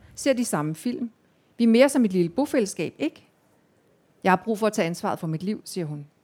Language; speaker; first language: Danish; native; Danish